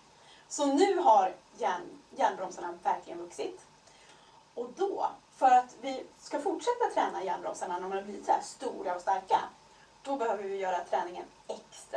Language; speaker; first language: Swedish; native; Swedish